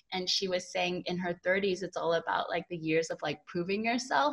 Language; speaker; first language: English; native; English